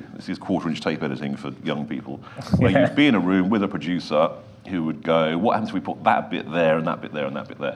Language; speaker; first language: English; native; English